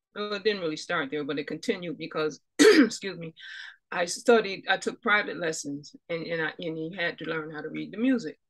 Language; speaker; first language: English; native; English